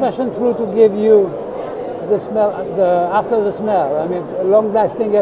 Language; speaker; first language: English; non-native, fluent; French